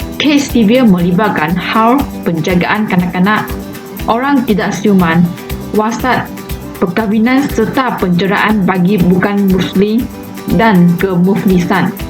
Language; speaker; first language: Malay; non-native, local second language; Chinese